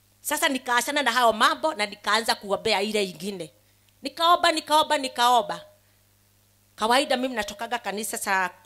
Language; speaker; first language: Swahili; non-native, local second language; Kikuyu